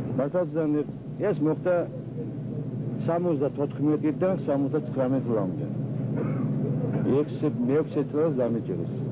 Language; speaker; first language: Georgian; non-native, local second language; Mingrelian